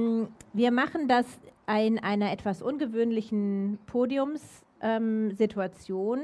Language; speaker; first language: German; native; German